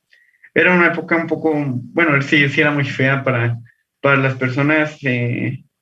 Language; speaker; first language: Spanish; native; Spanish